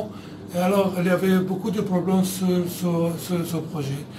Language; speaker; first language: French; non-native, fluent; Arabic